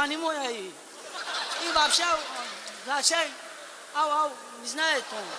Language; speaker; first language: Russian; non-native, learner; Tajik